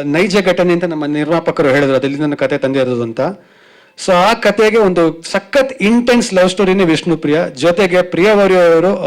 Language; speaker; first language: Kannada; native; Kannada